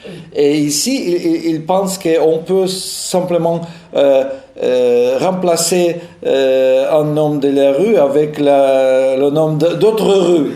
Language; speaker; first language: French; non-native, fluent; Russian